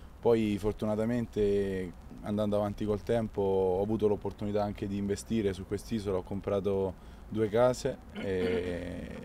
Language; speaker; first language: Italian; native; Italian